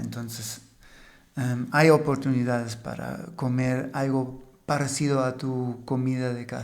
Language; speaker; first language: Spanish; non-native, fluent; German